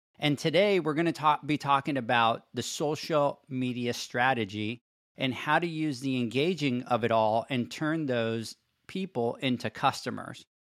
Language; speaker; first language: English; non-native, local second language; Spanish